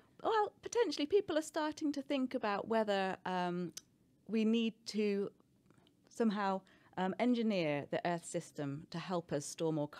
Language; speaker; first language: English; native; English